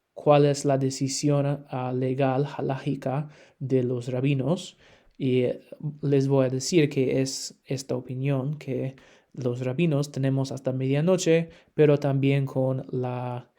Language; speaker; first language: Spanish; non-native, fluent; English